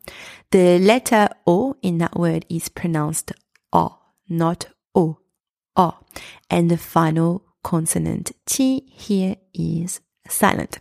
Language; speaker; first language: English; non-native, fluent; French